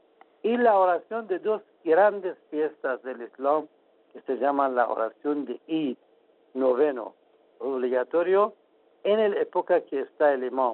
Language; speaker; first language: Spanish; non-native, fluent; Persian